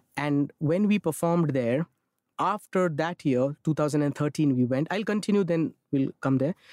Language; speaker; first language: English; non-native, local second language; Marathi